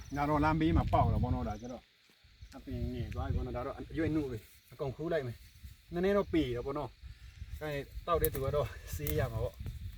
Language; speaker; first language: Burmese; non-native, local second language; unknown